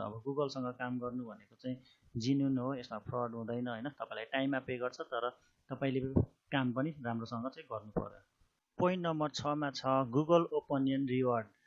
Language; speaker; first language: Nepali; native; Nepali